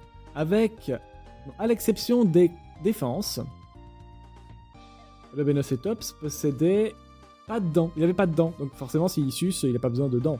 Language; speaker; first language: French; native; French